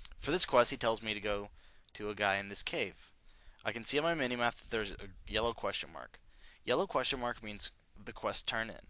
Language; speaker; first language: English; native; English